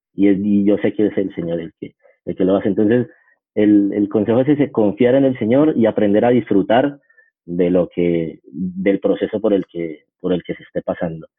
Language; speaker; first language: Spanish; native; Spanish